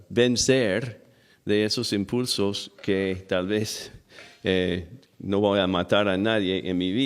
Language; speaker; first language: Spanish; non-native, fluent; English